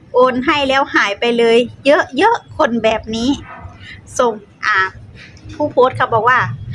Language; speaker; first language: Thai; native; Thai